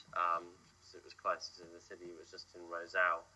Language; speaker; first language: English; native; English